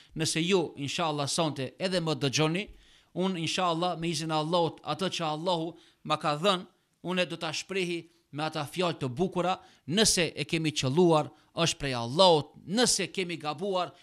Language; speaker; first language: Albanian; native; Albanian